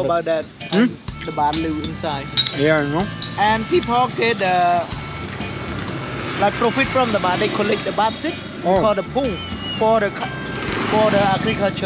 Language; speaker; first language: English; non-native, learner; Khmer